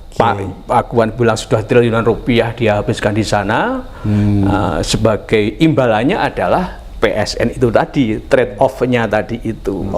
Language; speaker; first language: Indonesian; native; Indonesian